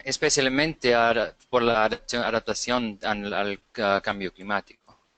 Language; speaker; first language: Spanish; non-native, fluent; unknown